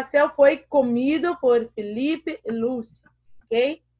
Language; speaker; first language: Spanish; non-native, learner; Portuguese